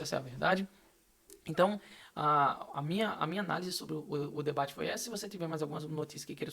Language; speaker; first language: Portuguese; native; Portuguese